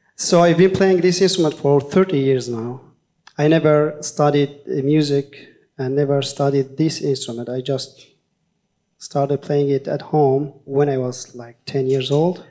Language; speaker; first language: English; non-native, fluent; Kurdish